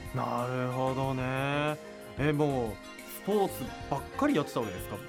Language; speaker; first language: Japanese; native; Japanese